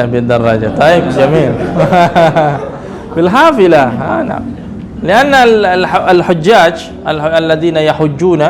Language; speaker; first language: Arabic; non-native, fluent; Indonesian